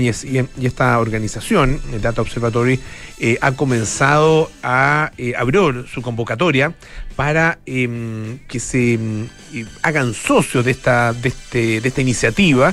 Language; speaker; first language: Spanish; native; Spanish